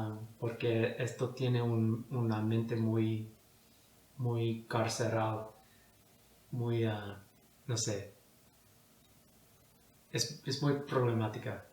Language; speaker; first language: Spanish; non-native, fluent; English